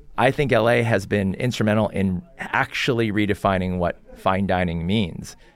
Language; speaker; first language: English; early bilingual, other home language; Korean